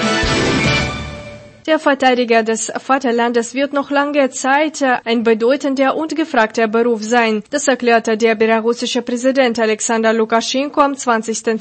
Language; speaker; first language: German; non-native, fluent; Russian